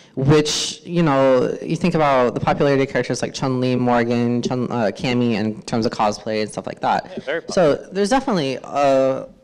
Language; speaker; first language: English; native; English